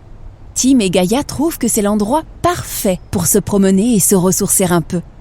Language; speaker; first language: French; native; French